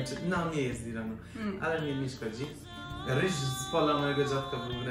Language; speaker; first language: Polish; non-native, fluent; Persian